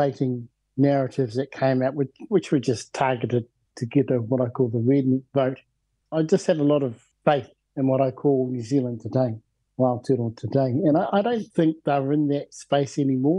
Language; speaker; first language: English; native; English